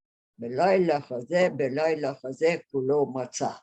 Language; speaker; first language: Hebrew; non-native, fluent; Hungarian